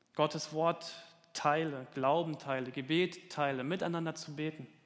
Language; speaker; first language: German; native; German